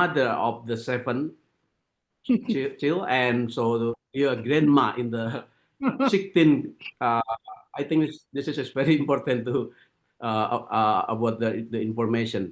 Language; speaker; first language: English; non-native, learner; Indonesian